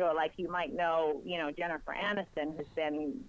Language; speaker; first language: English; non-native, fluent; Spanish